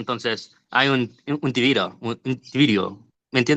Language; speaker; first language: Spanish; non-native, learner; English